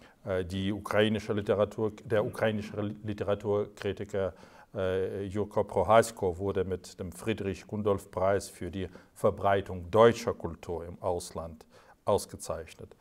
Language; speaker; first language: German; non-native, fluent; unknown